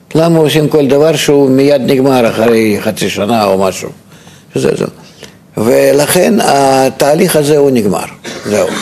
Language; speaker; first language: Hebrew; non-native, fluent; Russian